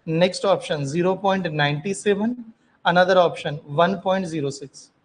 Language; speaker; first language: Hindi; non-native, local second language; Marathi